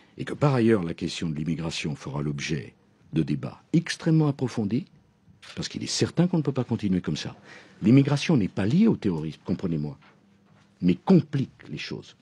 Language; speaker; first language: French; native; French